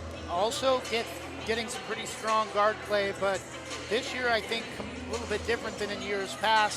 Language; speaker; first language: English; native; English